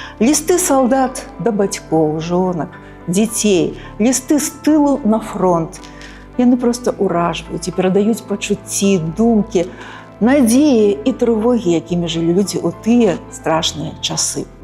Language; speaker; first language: Belarusian; native; Belarusian